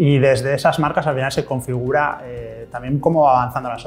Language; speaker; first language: Spanish; native; Spanish